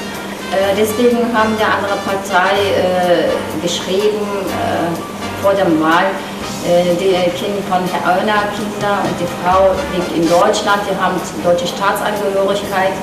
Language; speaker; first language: German; non-native, learner; Turkish